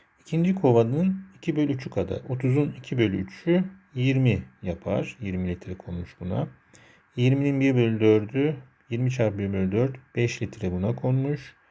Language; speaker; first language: Turkish; native; Turkish